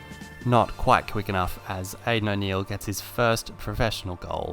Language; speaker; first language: English; native; English